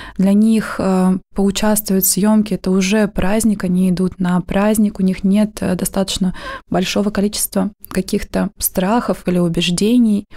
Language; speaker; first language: Russian; native; Russian